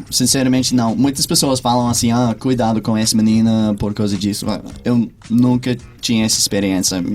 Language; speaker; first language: Portuguese; non-native, fluent; English